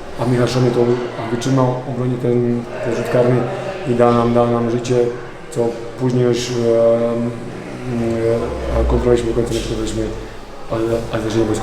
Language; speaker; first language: Polish; non-native, fluent; Serbian